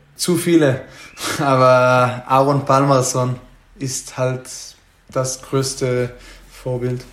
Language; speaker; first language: German; non-native, fluent; Hebrew